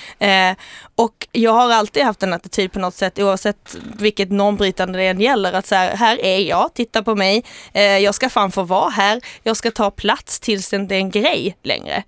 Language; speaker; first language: Swedish; native; Swedish